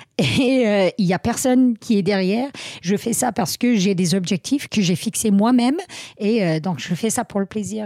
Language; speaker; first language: French; non-native, fluent; English